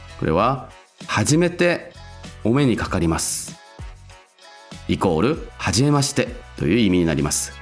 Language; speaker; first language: Japanese; non-native, local second language; Korean